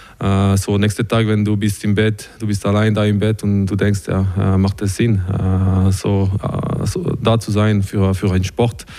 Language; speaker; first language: German; non-native, local second language; French